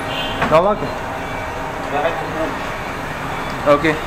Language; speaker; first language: English; non-native, learner; Russian